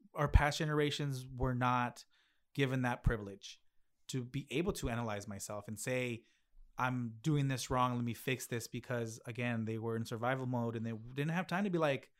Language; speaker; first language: English; native; English